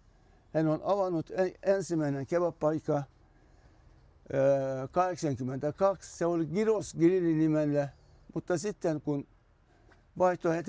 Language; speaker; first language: Finnish; non-native, fluent; Turkish